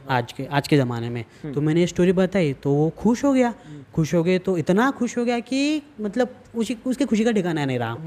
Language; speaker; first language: Hindi; non-native, local second language; Marathi